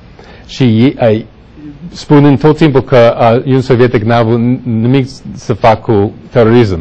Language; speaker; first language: Romanian; non-native, learner; English